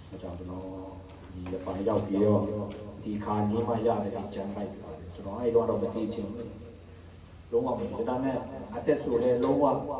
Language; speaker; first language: Burmese; non-native, local second language; Hakha Chin